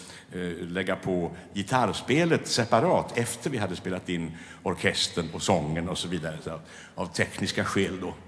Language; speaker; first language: Swedish; native; Swedish